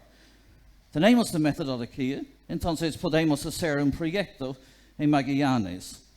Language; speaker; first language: Spanish; non-native, fluent; English